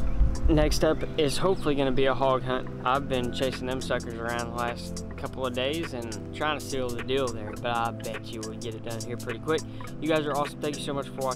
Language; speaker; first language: English; native; English